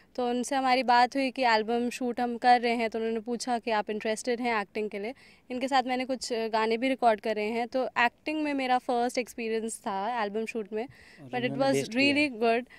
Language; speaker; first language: Hindi; native; Hindi